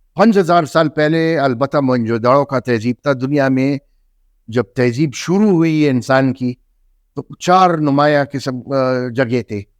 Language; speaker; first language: Urdu; non-native, local second language; Northern Hindko